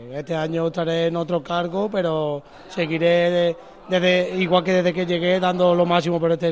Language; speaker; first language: Spanish; native; Spanish